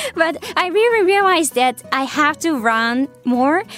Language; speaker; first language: English; non-native, fluent; Japanese